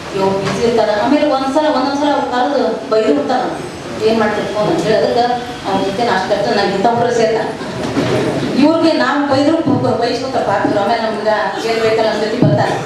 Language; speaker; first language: Kannada; native; Kannada